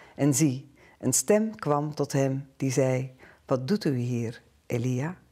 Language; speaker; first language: Dutch; native; Dutch